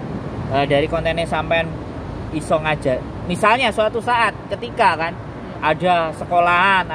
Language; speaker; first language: Indonesian; non-native, local second language; Javanese